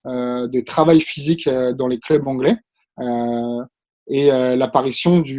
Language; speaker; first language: French; native; French